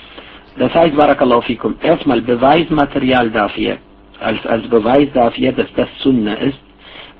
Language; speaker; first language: German; non-native, fluent; Arabic